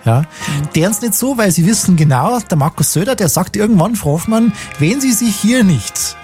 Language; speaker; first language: German; native; German